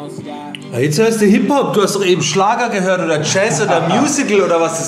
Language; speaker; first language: German; native; German